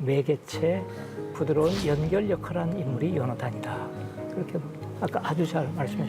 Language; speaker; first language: Korean; native; Korean